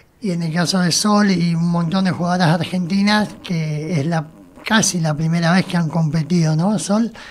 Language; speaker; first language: Spanish; native; Spanish